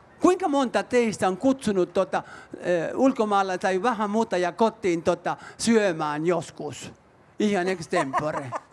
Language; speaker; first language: Finnish; non-native, fluent; Spanish